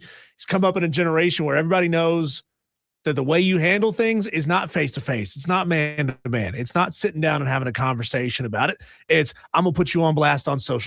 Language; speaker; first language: English; native; English